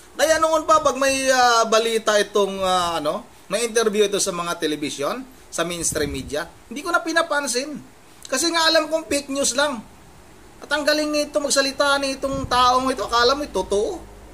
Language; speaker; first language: Filipino; native; Filipino